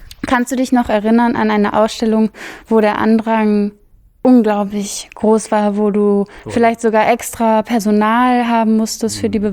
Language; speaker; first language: German; native; German